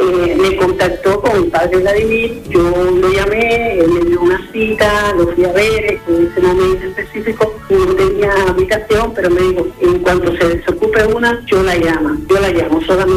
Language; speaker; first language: Spanish; native; Spanish